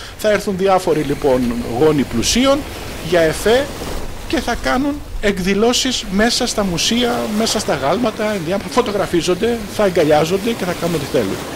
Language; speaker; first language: Greek; early bilingual, heritage; Greek